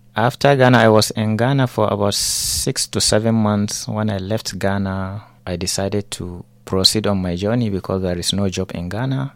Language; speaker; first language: English; non-native, local second language; Hausa